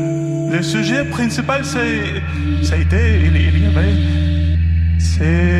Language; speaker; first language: French; non-native, learner; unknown